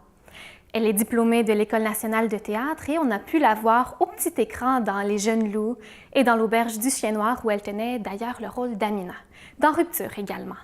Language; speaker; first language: French; native; French